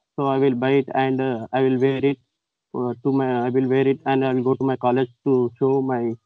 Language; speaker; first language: English; non-native, local second language; Telugu